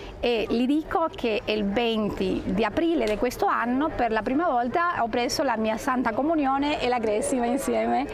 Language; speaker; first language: Italian; non-native, fluent; Spanish